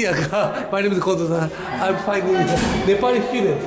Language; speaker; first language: English; non-native, learner; Japanese